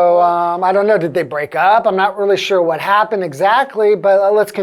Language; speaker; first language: English; native; English